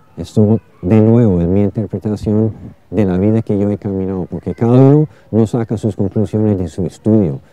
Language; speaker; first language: Spanish; non-native, fluent; English